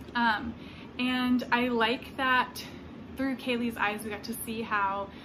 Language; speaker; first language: English; native; English